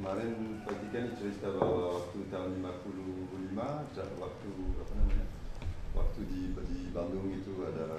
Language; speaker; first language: Indonesian; non-native, fluent; French